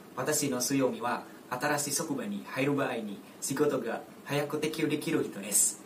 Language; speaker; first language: Japanese; non-native, learner; Javanese